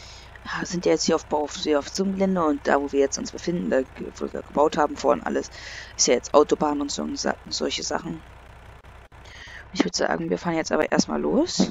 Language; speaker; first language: German; native; German